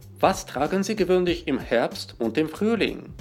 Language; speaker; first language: German; non-native, fluent; Russian